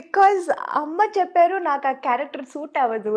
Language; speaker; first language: Telugu; non-native, local second language; Tamil